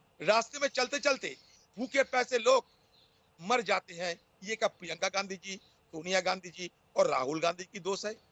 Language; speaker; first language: Hindi; non-native, local second language; Bangla